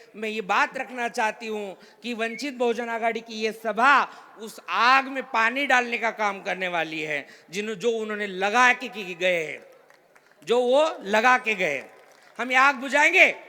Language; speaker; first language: Hindi; non-native, local second language; Marathi